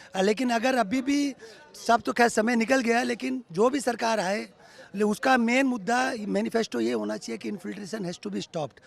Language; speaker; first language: Hindi; native; Hindi